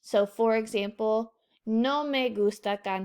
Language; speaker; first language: Spanish; non-native, fluent; English